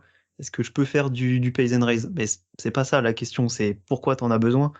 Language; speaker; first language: French; native; French